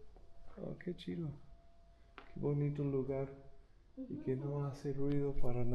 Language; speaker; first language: Spanish; non-native, fluent; English